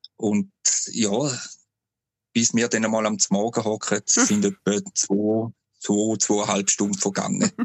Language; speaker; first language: Swiss German; native; Swiss German